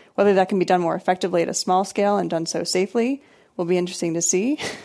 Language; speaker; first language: English; native; English